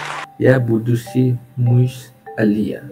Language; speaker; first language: Russian; non-native, learner; Korean